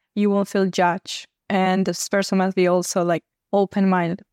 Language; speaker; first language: English; non-native, fluent; Spanish